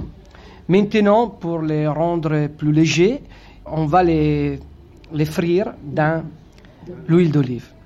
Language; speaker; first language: French; non-native, fluent; Italian